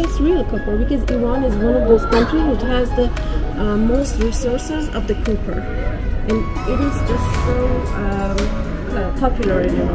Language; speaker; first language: English; non-native, fluent; Persian